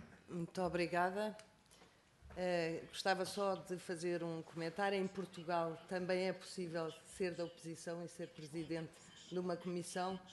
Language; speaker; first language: Portuguese; native; Portuguese